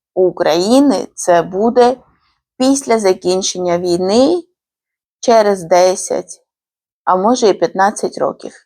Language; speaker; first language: Ukrainian; non-native, fluent; Georgian